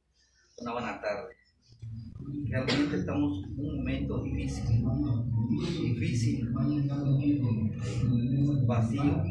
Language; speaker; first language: Spanish; native; Spanish